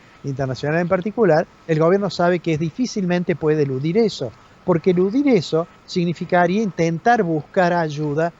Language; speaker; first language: Spanish; native; Spanish